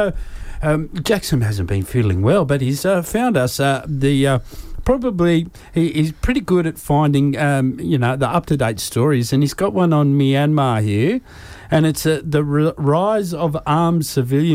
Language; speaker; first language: English; native; English